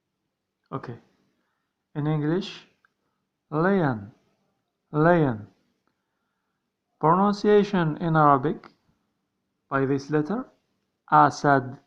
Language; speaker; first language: English; non-native, learner; Arabic